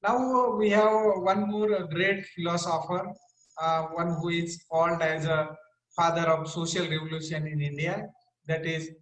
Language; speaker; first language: English; non-native, local second language; Marathi